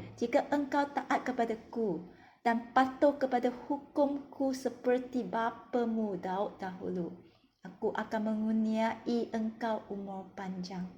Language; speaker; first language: Malay; non-native, local second language; Chinese